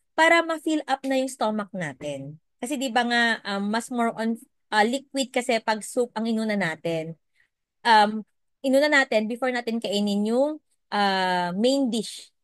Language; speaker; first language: Filipino; non-native, local second language; Iloko